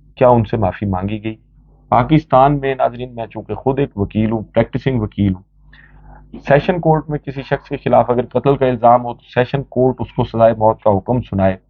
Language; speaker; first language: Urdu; native; Urdu